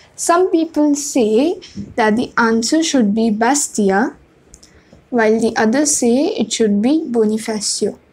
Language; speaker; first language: English; non-native, local second language; Hindi